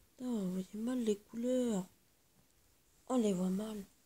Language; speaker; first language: French; native; French